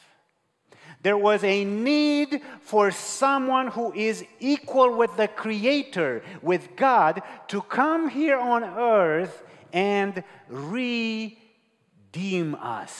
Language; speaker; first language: English; non-native, fluent; Romanian